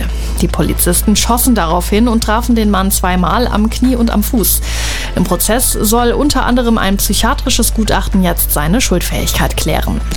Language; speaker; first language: German; native; German